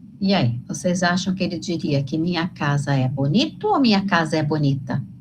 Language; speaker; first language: Portuguese; native; Portuguese